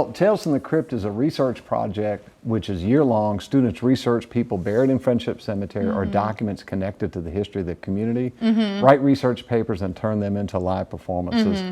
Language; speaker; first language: English; native; English